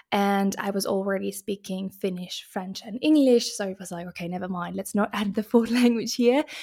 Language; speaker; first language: English; non-native, fluent; Finnish